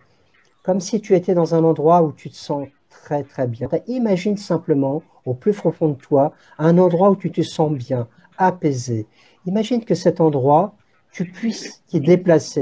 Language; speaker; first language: French; native; French